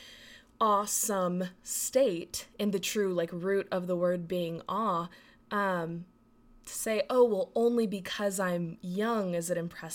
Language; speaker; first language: English; native; English